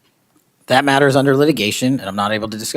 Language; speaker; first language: English; native; English